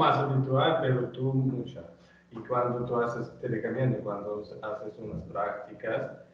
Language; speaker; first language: Spanish; non-native, learner; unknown